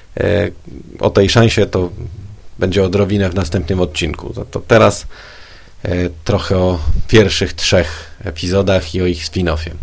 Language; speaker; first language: Polish; native; Polish